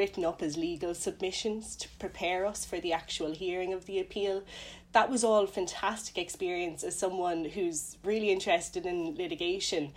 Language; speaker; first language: English; native; English